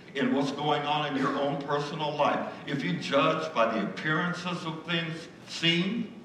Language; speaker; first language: English; native; English